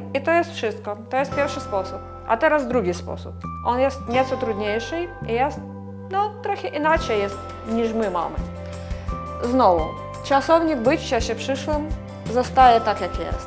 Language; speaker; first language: Polish; non-native, fluent; Russian